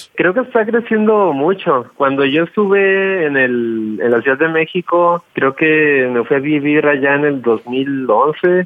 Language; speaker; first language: Spanish; native; Spanish